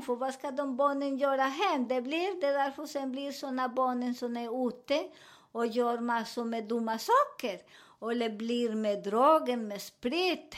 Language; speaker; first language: Swedish; non-native, fluent; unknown